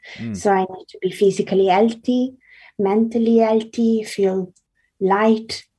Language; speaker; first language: English; early bilingual, other home language; Italian